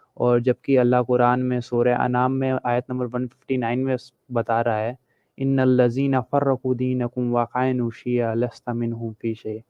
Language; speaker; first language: Urdu; native; Urdu